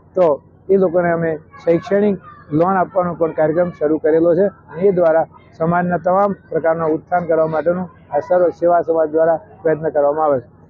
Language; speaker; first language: Gujarati; native; Gujarati